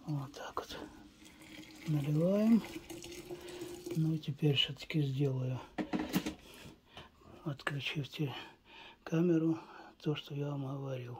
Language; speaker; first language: Russian; native; Russian